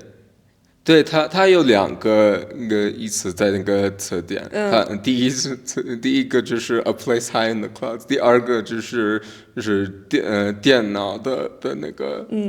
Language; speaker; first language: Chinese; non-native, learner; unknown